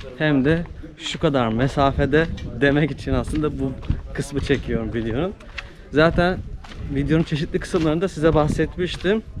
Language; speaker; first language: Turkish; native; Turkish